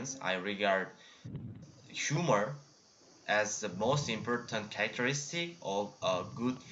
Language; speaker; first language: English; non-native, learner; Korean